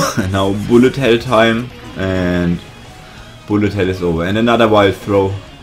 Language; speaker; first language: English; non-native, fluent; German